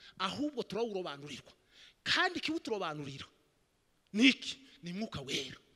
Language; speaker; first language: Kinyarwanda; native; Kinyarwanda